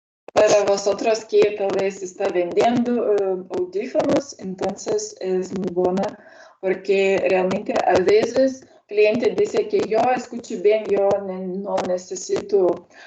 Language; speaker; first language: Spanish; non-native, learner; Lithuanian